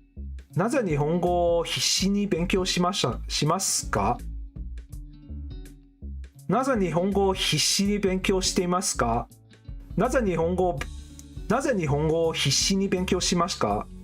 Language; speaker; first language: Japanese; non-native, learner; English